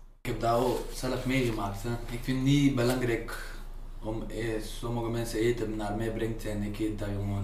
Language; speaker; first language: Dutch; non-native, learner; Pashto